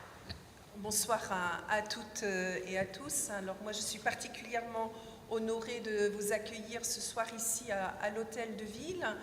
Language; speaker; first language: French; native; French